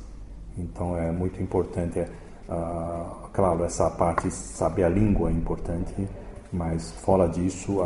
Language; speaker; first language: Portuguese; early bilingual, other home language; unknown